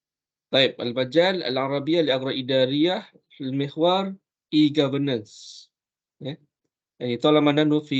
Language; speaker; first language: Arabic; non-native, fluent; Malay